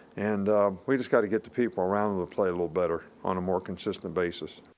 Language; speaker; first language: English; native; English